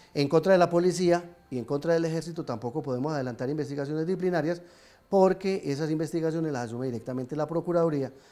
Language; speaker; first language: Spanish; native; Spanish